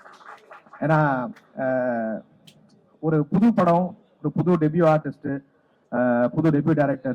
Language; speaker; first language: Tamil; native; Tamil